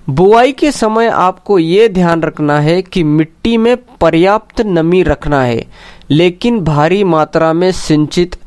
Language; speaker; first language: Hindi; non-native, local second language; Marathi